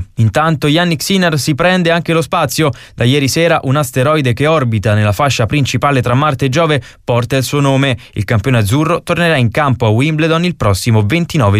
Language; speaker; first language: Italian; native; Italian